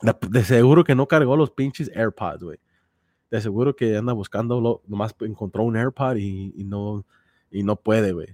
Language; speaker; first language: Spanish; early bilingual, heritage; Spanish